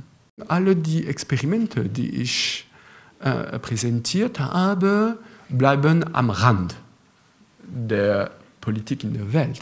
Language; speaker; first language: German; non-native, fluent; French